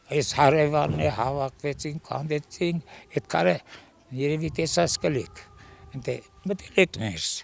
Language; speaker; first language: Armenian; native; Armenian